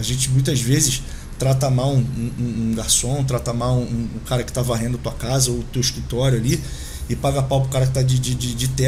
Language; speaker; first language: Portuguese; native; Portuguese